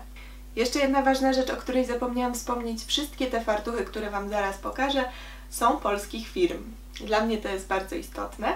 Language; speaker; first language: Polish; native; Polish